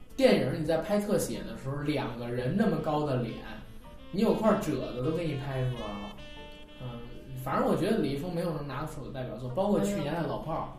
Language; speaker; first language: Chinese; native; Chinese